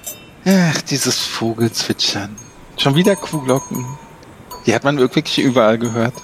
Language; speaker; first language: German; native; German